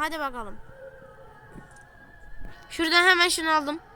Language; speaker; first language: Turkish; native; Turkish